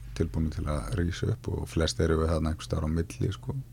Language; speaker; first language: Icelandic; native; Icelandic